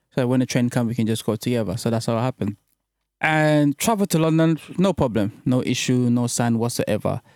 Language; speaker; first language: English; early bilingual, other home language; French